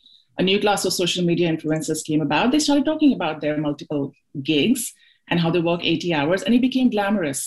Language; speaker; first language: English; non-native, local second language; Hindi